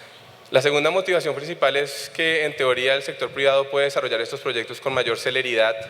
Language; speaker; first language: Spanish; native; Spanish